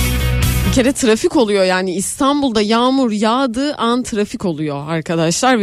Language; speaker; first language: Turkish; native; Turkish